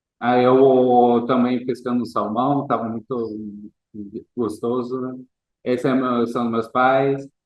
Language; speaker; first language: Portuguese; non-native, fluent; English